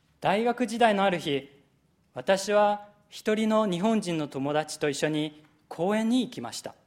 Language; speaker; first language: Japanese; non-native, fluent; Chinese